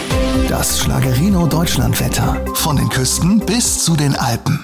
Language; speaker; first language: German; native; German